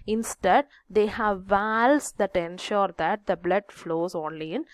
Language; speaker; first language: English; non-native, local second language; Malayalam